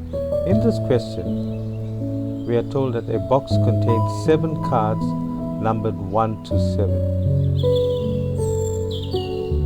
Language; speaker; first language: English; native; English